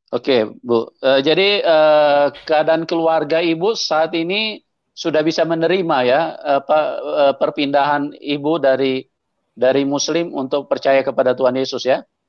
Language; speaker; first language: Indonesian; native; Indonesian